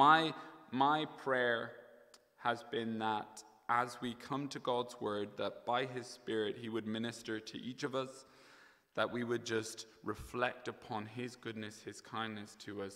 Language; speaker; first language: English; native; English